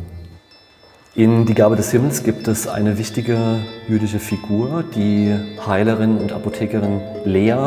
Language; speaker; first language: German; native; German